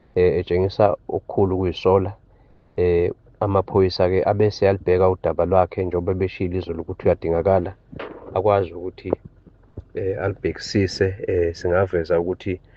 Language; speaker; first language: Zulu; native; Zulu